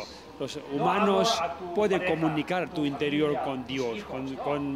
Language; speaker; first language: Spanish; non-native, learner; Tibetan